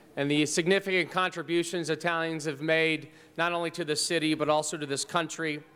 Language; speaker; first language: English; early bilingual, other home language; Italian